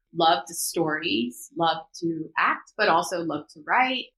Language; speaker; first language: English; early bilingual, other home language; Korean